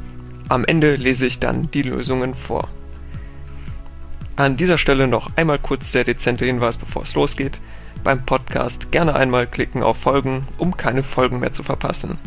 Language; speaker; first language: German; native; German